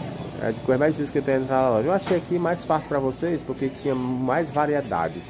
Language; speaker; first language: Portuguese; native; Portuguese